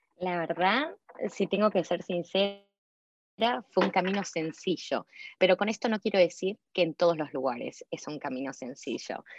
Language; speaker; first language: Spanish; native; Spanish